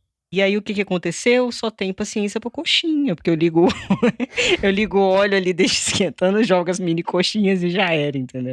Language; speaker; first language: Portuguese; native; Portuguese